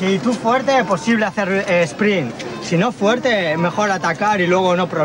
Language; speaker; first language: Spanish; non-native, learner; Mossi